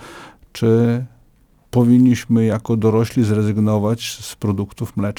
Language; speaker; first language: Polish; native; Polish